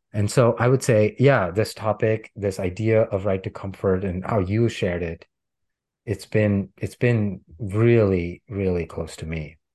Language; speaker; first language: English; non-native, local second language; Gujarati